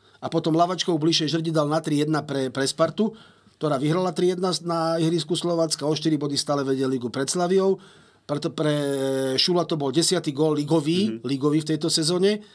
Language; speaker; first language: Slovak; native; Slovak